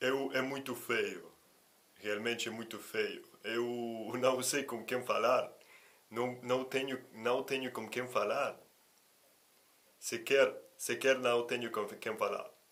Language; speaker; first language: Portuguese; non-native, fluent; Russian